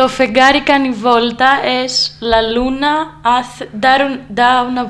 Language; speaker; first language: Spanish; non-native, learner; Greek